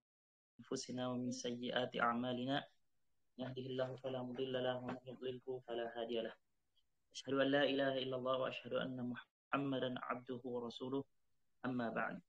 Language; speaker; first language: Arabic; non-native, fluent; Indonesian